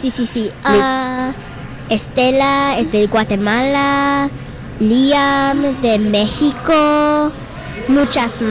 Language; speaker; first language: Spanish; non-native, learner; English